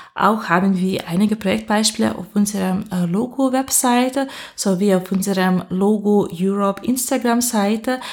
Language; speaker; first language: German; non-native, fluent; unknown